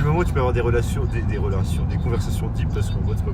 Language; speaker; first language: French; native; French